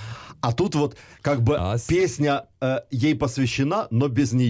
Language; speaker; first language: Russian; native; Russian